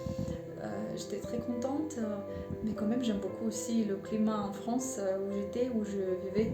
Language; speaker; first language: French; non-native, learner; Russian